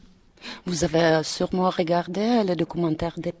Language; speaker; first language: French; non-native, fluent; Czech